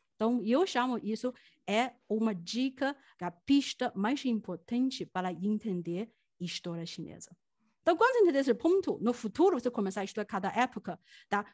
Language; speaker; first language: Portuguese; non-native, fluent; Chinese